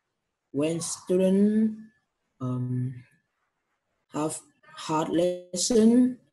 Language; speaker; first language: English; non-native, learner; Vietnamese